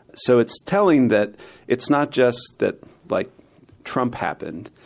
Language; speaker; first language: English; native; English